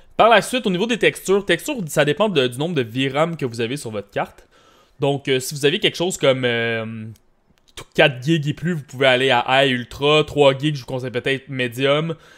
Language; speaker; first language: French; native; French